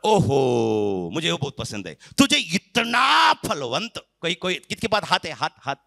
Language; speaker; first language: Hindi; non-native, local second language; Marathi